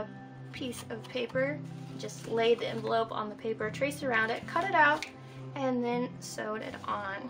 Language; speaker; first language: English; native; English